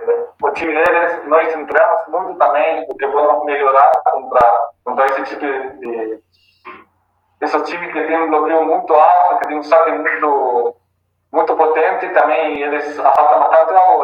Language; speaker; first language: Portuguese; non-native, learner; Spanish